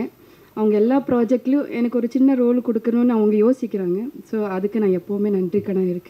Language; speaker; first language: Tamil; non-native, fluent; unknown